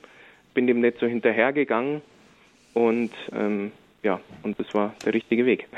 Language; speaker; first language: German; native; German